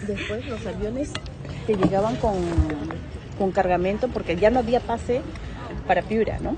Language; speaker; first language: Spanish; native; Spanish